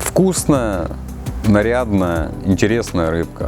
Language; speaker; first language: Russian; native; Russian